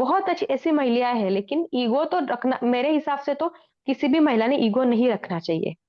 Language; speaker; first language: Hindi; non-native, local second language; Marathi